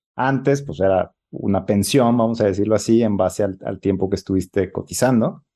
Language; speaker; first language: Spanish; native; Spanish